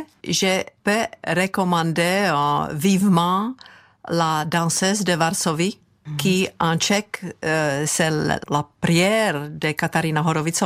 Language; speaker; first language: French; non-native, fluent; Czech